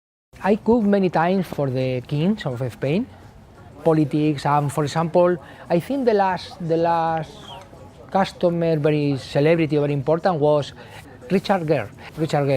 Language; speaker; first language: English; non-native, learner; Spanish